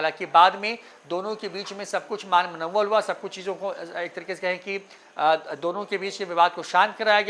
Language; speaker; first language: Hindi; native; Hindi